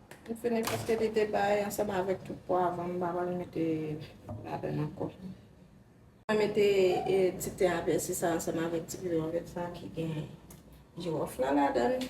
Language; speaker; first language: French; non-native, local second language; Haitian Creole